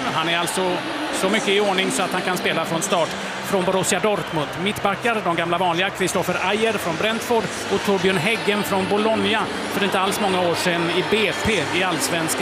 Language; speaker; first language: Swedish; native; Swedish